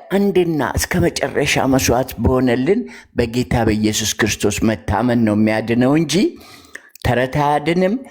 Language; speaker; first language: Amharic; native; Amharic